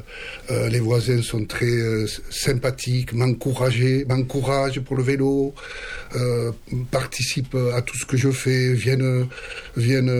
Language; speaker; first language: French; native; French